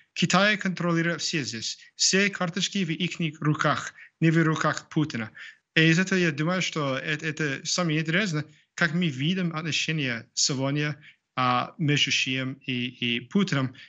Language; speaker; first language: Russian; non-native, fluent; English